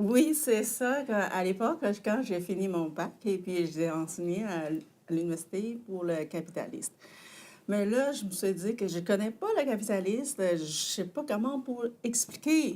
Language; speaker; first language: French; non-native, fluent; Chinese